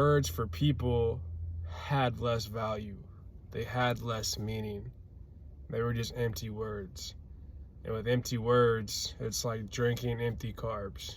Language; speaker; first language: English; native; English